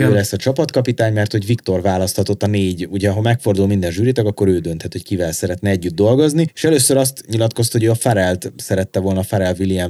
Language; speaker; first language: Hungarian; native; Hungarian